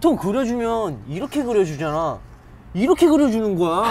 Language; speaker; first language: Korean; native; Korean